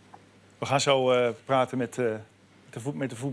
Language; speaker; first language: Dutch; native; Dutch